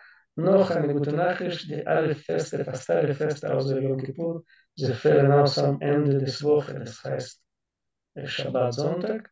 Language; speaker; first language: German; non-native, learner; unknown